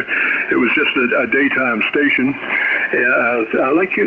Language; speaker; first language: English; native; English